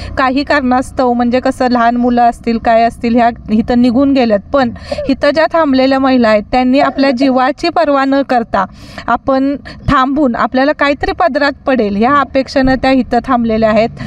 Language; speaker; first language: Marathi; native; Marathi